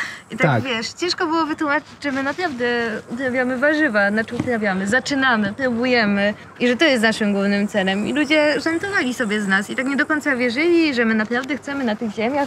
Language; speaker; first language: Polish; native; Polish